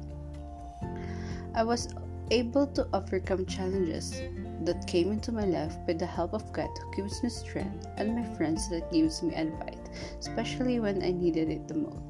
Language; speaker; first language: English; non-native, local second language; Filipino